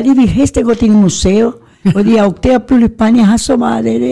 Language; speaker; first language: Danish; non-native, fluent; Spanish